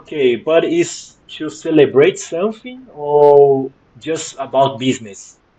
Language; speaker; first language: English; non-native, fluent; Portuguese